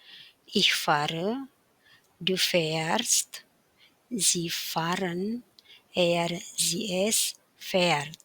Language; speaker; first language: German; non-native, fluent; Indonesian